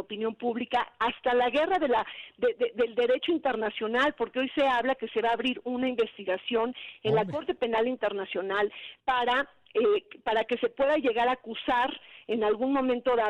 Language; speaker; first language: Spanish; native; Spanish